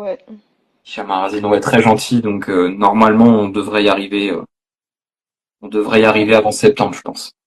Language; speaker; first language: French; native; French